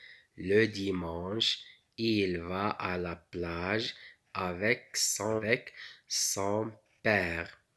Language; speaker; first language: French; non-native, local second language; Arabic